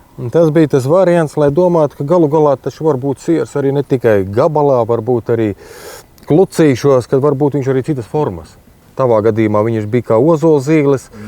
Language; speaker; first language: Latvian; native; Latvian